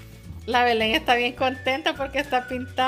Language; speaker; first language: Spanish; native; Spanish